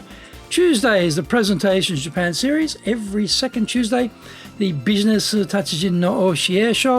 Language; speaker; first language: English; native; English